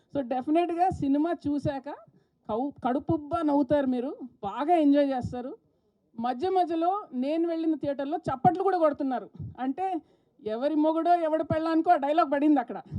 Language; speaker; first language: Telugu; non-native, fluent; Tamil